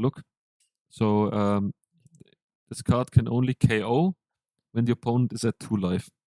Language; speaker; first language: English; non-native, fluent; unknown